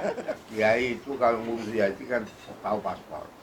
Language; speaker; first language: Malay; non-native, local second language; Javanese